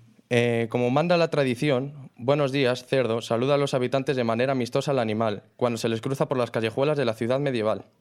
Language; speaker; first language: Spanish; native; Spanish